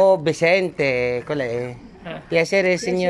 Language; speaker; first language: Italian; non-native, learner; Filipino